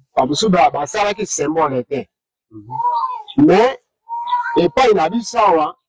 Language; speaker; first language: Lingala; non-native, local second language; Mongo